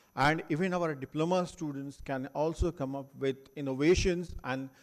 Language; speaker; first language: English; non-native, local second language; Marathi